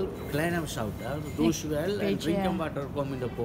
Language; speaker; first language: Dutch; non-native, learner; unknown